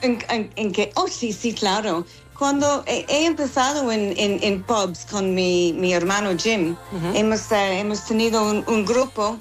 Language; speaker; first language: Spanish; non-native, learner; English